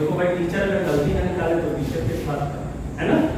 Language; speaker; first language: Hindi; native; Hindi